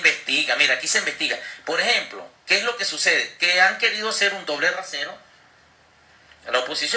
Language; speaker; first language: Spanish; native; Spanish